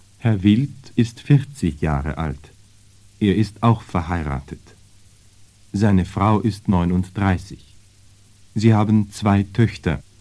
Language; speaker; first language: German; native; German